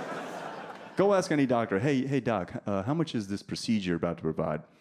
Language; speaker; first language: English; native; English